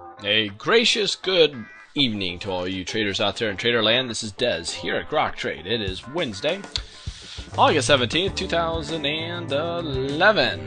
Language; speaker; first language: English; native; English